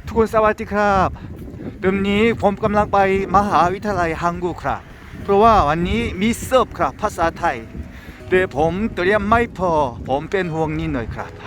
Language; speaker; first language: Thai; non-native, learner; Korean